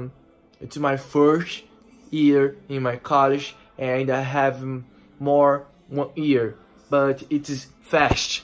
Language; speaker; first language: English; non-native, learner; Portuguese